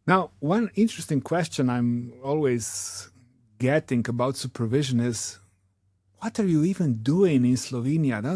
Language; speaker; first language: English; non-native, fluent; Slovenian